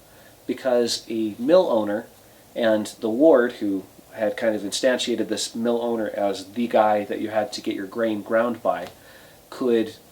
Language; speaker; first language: English; native; English